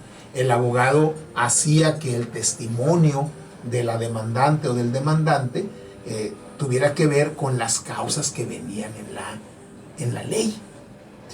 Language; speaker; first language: Spanish; native; Spanish